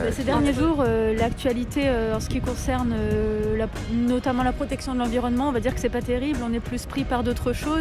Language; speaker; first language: French; native; French